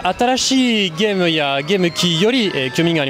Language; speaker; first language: Japanese; non-native, learner; French